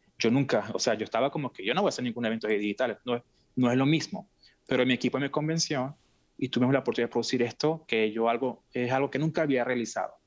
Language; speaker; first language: Spanish; native; Spanish